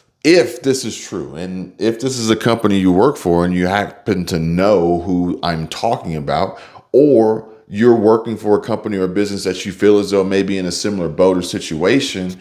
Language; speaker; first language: English; native; English